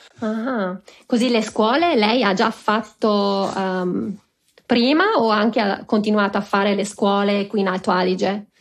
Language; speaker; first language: Italian; non-native, local second language; German